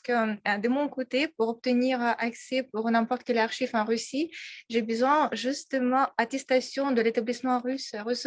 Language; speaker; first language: French; non-native, fluent; Russian